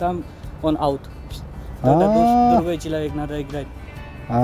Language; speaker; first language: Russian; non-native, learner; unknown